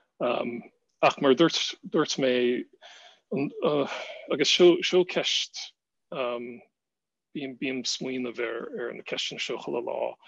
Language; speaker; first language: Irish; non-native, fluent; English